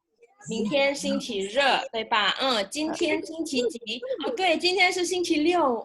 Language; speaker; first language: Chinese; non-native, fluent; Indonesian